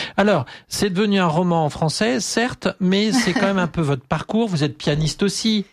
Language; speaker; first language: French; native; French